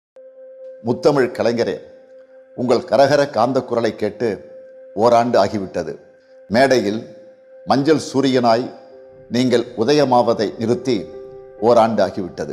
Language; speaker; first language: Tamil; native; Tamil